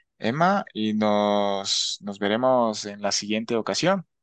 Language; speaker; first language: Spanish; native; Spanish